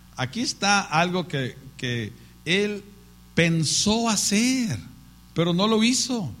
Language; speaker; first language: Spanish; native; Spanish